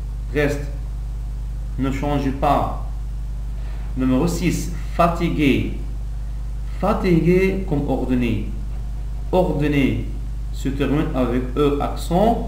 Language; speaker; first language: French; non-native, local second language; Arabic